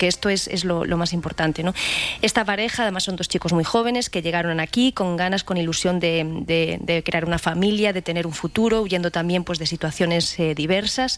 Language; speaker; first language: Spanish; native; Spanish